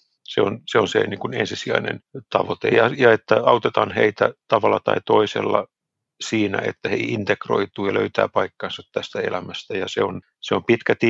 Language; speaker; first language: Finnish; native; Finnish